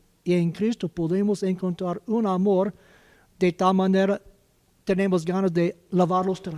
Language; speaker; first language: Spanish; non-native, learner; English